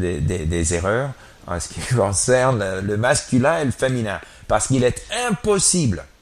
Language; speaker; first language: French; non-native, fluent; English